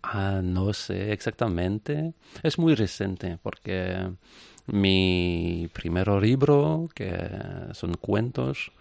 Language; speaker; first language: Spanish; non-native, fluent; French